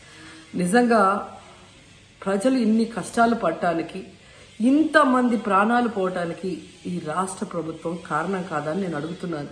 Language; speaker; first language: Telugu; native; Telugu